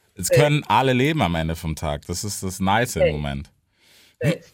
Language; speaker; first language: German; non-native, fluent; English